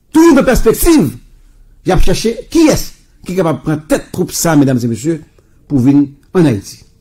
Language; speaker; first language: French; non-native, local second language; Haitian Creole